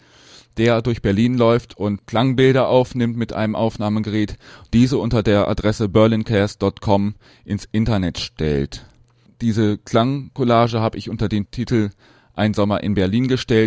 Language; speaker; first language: German; native; German